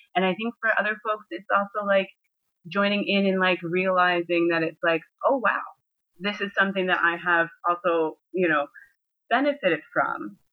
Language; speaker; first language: English; native; English